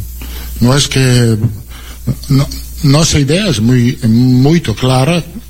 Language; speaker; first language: Portuguese; non-native, learner; Italian